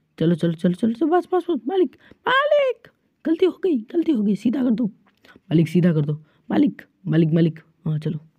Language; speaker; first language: Hindi; native; Hindi